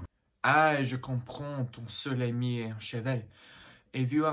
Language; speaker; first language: French; non-native, learner; English